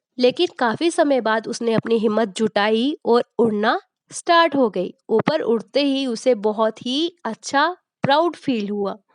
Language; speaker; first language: Hindi; native; Hindi